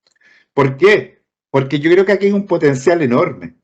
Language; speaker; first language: Spanish; native; Spanish